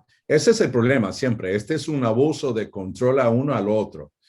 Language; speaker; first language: Spanish; non-native, fluent; English